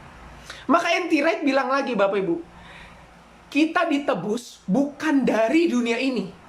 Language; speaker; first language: Indonesian; native; Indonesian